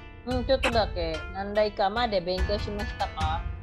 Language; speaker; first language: Japanese; non-native, fluent; Indonesian